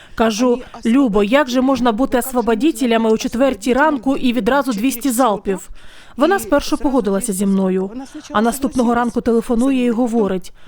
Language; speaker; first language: Ukrainian; non-native, local second language; Russian